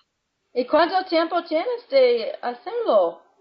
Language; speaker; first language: Spanish; non-native, fluent; English